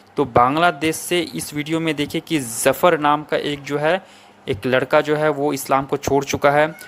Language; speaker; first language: Hindi; native; Hindi